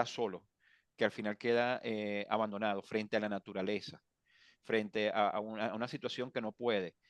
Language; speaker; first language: Spanish; native; Spanish